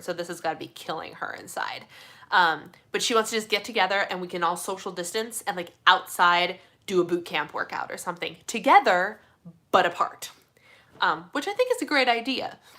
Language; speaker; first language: English; native; English